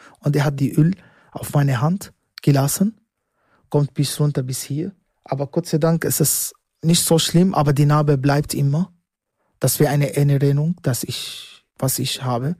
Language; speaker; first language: German; non-native, learner; Arabic